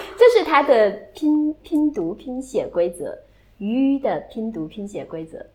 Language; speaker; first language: Chinese; native; Chinese